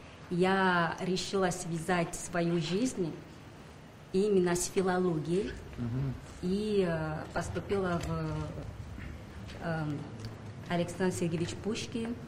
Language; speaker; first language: Russian; non-native, fluent; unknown